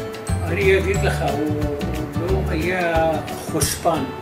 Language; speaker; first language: Hebrew; non-native, fluent; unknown